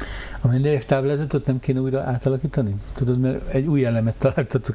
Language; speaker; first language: Hungarian; native; Hungarian